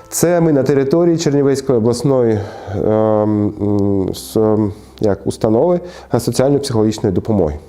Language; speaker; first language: Ukrainian; non-native, local second language; Russian